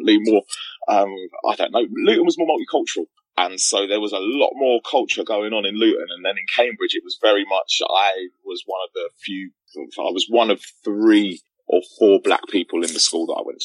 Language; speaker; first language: English; native; English